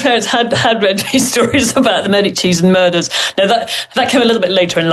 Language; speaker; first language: English; native; English